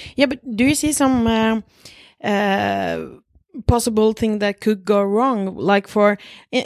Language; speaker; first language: English; non-native, fluent; Norwegian